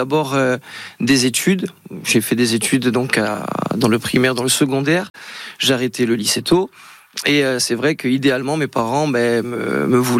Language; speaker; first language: French; native; French